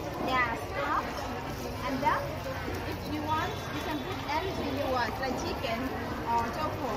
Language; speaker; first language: English; non-native, learner; Vietnamese